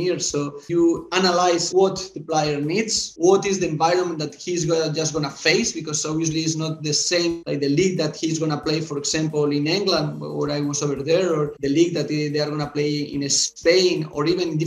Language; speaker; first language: English; non-native, fluent; Spanish